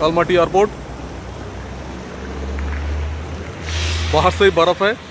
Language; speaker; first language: Hindi; non-native, local second language; Bangla